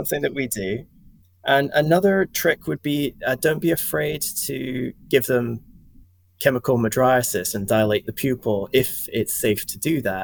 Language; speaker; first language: English; native; English